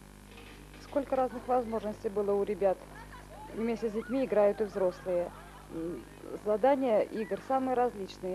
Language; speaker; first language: Russian; native; Russian